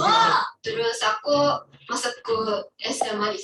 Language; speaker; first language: Indonesian; non-native, fluent; Japanese